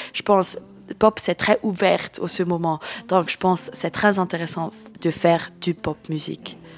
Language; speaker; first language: French; non-native, learner; Swiss German